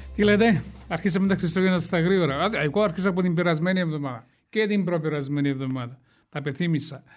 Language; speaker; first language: Greek; early bilingual, heritage; Greek